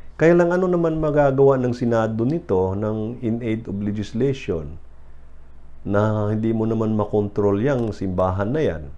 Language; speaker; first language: Filipino; native; Filipino